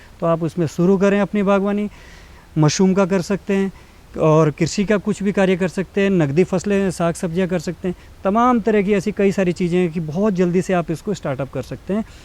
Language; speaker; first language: Hindi; native; Hindi